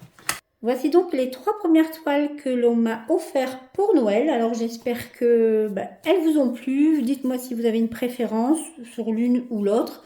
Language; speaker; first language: French; native; French